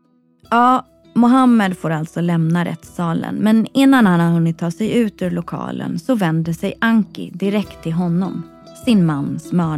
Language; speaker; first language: Swedish; native; Swedish